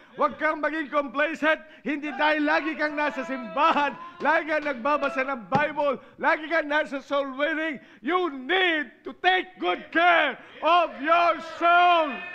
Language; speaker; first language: Filipino; non-native, local second language; Iloko